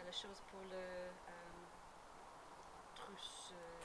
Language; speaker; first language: French; non-native, learner; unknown